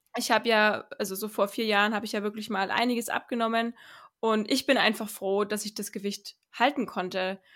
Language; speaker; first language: German; native; German